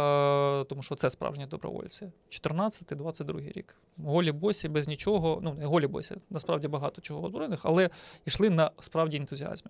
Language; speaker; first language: Ukrainian; native; Ukrainian